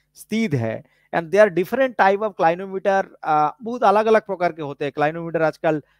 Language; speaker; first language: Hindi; non-native, local second language; Bangla